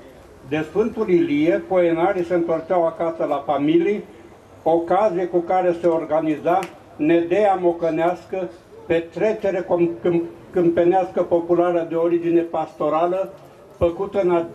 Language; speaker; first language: Romanian; native; Romanian